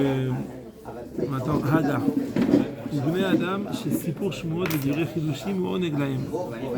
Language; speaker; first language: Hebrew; non-native, fluent; French